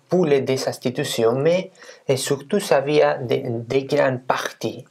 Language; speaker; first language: French; non-native, fluent; Spanish